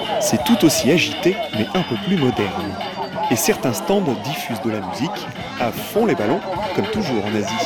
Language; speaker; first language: French; native; French